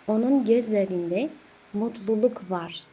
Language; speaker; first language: Turkish; non-native, fluent; Kazakh